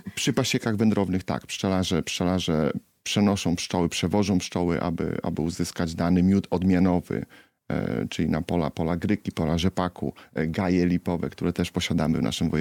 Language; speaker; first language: Polish; native; Polish